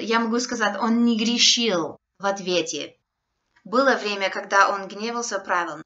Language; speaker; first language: Russian; non-native, fluent; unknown